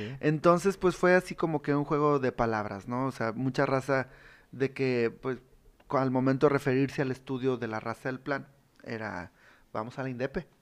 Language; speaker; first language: Spanish; native; Spanish